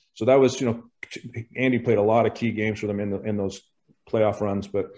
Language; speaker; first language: English; native; English